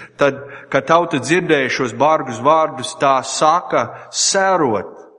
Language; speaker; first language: Latvian; non-native, learner; English